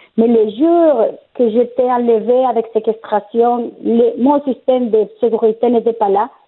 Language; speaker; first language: French; non-native, fluent; Spanish